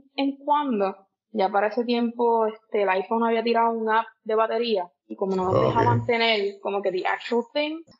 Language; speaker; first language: Spanish; native; Spanish